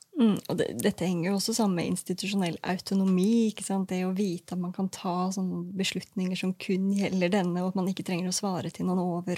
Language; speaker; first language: Norwegian; native; Norwegian